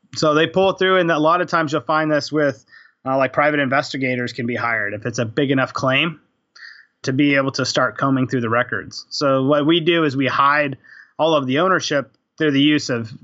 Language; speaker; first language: English; native; English